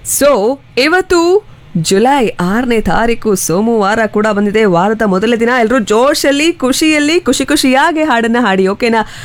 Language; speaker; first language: Kannada; native; Kannada